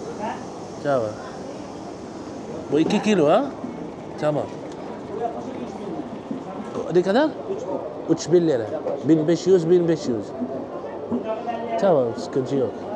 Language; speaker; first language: Turkish; non-native, learner; Arabic